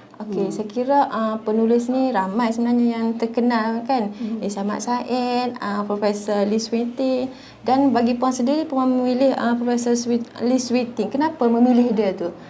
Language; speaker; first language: Malay; native; Malay